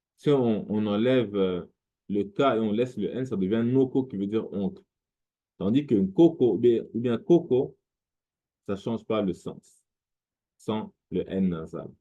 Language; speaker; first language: French; non-native, local second language; Lingala